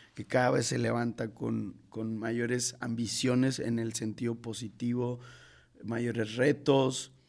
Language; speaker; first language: Spanish; native; Spanish